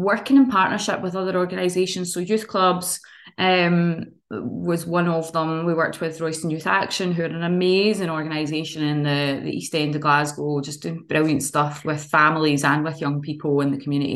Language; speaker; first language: English; native; English